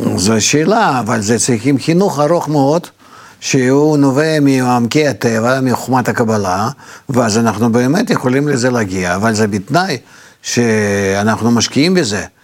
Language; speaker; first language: Hebrew; non-native, fluent; Russian